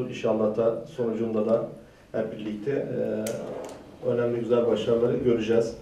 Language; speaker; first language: Turkish; native; Turkish